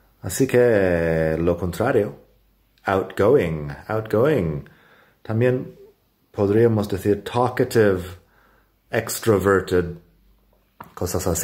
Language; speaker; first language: Spanish; non-native, fluent; English